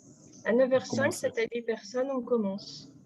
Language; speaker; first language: French; native; French